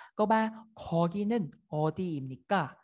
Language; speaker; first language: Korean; non-native, fluent; Vietnamese